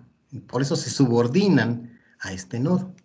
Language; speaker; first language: Spanish; native; Spanish